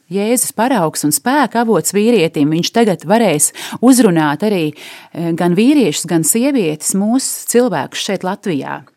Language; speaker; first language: Latvian; native; Latvian